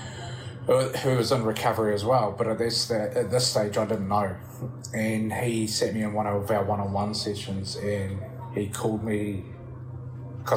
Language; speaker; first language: English; native; English